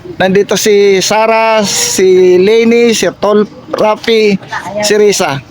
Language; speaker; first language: Filipino; native; Filipino